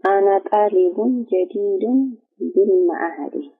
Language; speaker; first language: Arabic; non-native, learner; Tigrinya